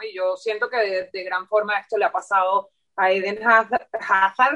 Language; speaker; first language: Spanish; native; Spanish